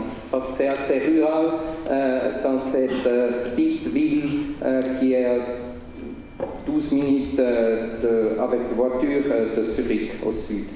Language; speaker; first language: French; non-native, local second language; Swiss German